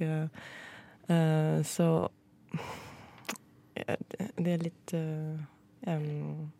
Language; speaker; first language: Norwegian; non-native, learner; English